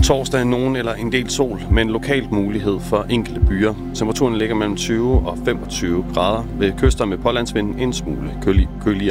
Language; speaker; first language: Danish; native; Danish